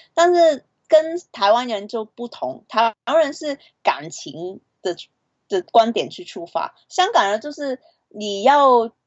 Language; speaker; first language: Chinese; non-native, fluent; Cantonese